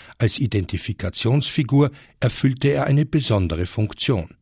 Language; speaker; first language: German; native; German